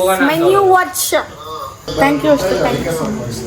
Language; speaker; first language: Kannada; native; Kannada